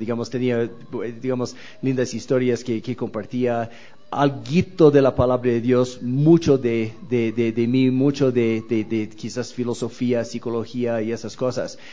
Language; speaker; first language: Spanish; non-native, fluent; English